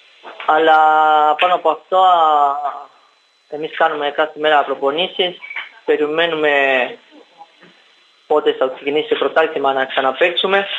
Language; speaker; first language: Greek; non-native, learner; Spanish